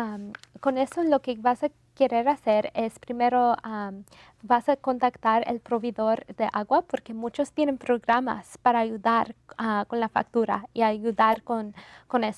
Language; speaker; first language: Spanish; non-native, fluent; English